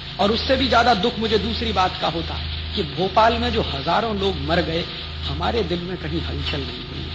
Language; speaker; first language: Hindi; native; Hindi